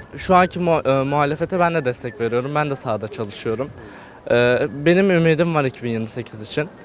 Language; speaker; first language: Turkish; native; Turkish